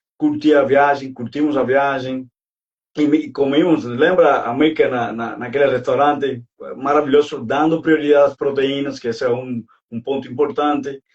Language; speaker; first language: Portuguese; non-native, fluent; Spanish